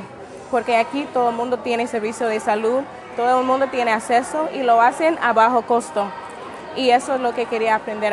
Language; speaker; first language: Spanish; non-native, fluent; English